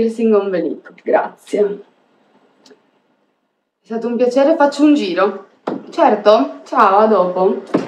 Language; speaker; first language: Italian; early bilingual, other home language; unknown